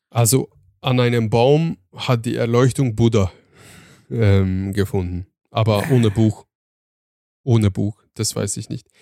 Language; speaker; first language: German; early bilingual, other home language; Turkish